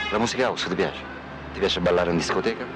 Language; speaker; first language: Italian; native; Italian